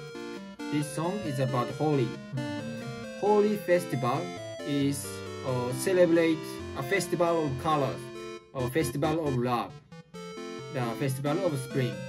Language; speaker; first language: English; non-native, learner; Japanese